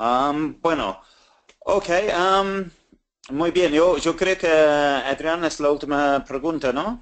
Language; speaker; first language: Spanish; non-native, fluent; English